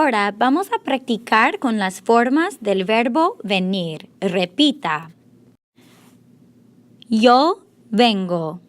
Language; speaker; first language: Spanish; non-native, fluent; English